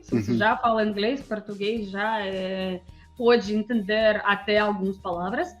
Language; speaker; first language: Portuguese; non-native, fluent; Russian